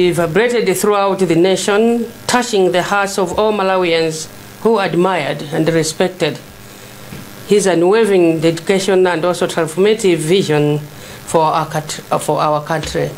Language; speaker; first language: English; non-native, local second language; Nyanja